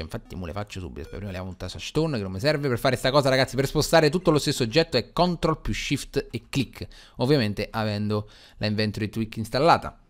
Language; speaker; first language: Italian; native; Italian